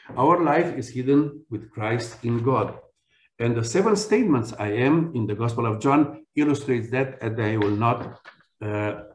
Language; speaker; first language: English; non-native, fluent; Romanian